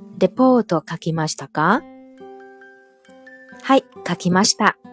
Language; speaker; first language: Japanese; non-native, local second language; Chinese